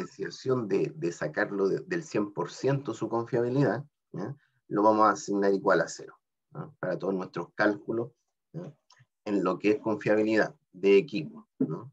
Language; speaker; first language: Spanish; native; Spanish